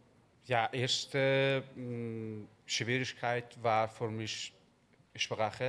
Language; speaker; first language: German; non-native, learner; Persian